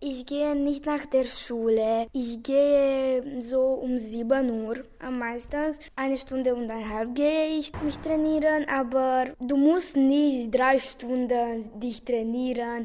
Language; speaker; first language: German; non-native, local second language; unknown